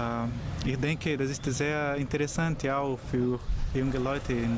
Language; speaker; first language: German; non-native, learner; Portuguese